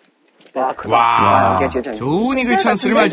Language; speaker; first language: Korean; native; Korean